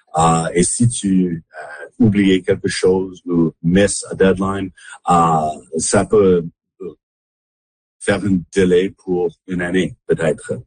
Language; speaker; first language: French; non-native, local second language; English